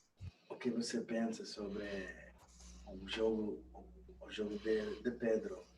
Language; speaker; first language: Portuguese; non-native, fluent; English